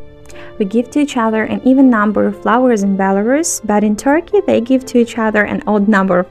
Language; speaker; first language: English; non-native, fluent; Russian